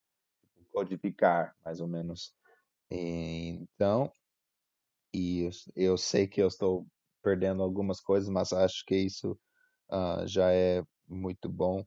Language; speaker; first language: Portuguese; non-native, fluent; English